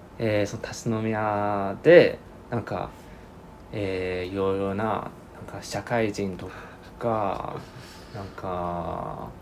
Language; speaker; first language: Japanese; non-native, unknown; Chinese